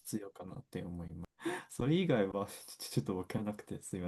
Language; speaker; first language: Japanese; non-native, fluent; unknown